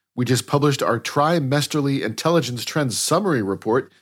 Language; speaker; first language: English; early bilingual, other home language; Dutch